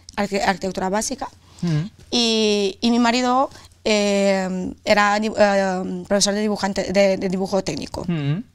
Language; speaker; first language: Spanish; non-native, fluent; Romanian